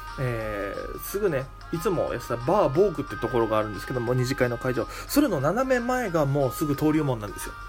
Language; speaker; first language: Japanese; native; Japanese